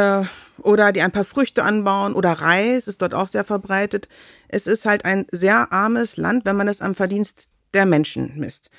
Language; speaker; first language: German; native; German